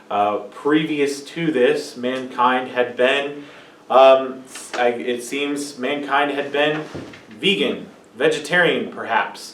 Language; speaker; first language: English; native; English